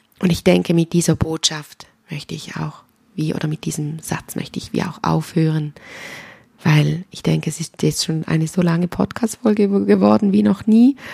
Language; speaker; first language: German; native; German